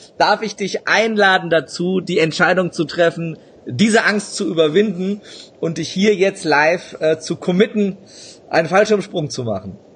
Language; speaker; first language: German; native; German